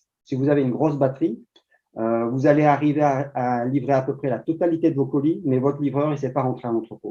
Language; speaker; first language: French; native; French